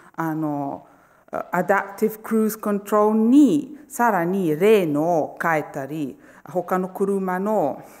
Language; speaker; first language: Japanese; non-native, fluent; Italian